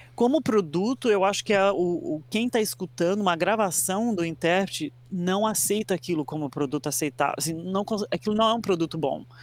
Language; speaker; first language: Portuguese; early bilingual, other home language; English